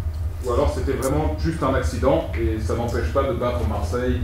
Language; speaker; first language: French; native; French